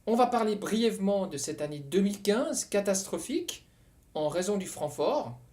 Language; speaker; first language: French; native; French